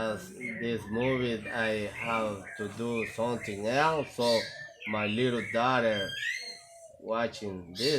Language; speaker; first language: English; non-native, learner; Spanish